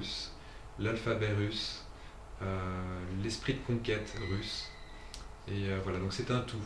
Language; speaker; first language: French; native; French